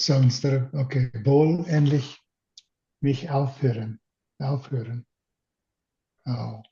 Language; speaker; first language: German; non-native, learner; English